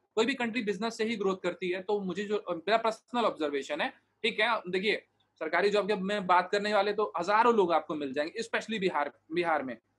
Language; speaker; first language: Hindi; native; Hindi